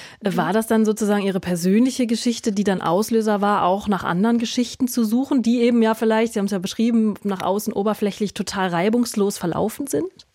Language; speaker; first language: German; native; German